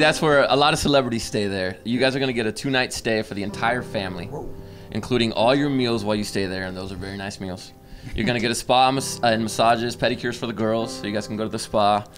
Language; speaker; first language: English; native; English